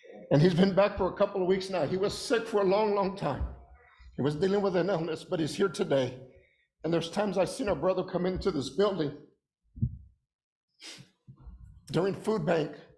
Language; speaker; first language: English; native; English